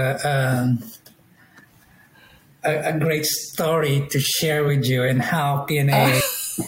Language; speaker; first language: English; non-native, local second language; Iloko